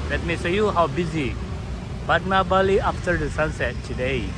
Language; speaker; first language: English; non-native, local second language; Indonesian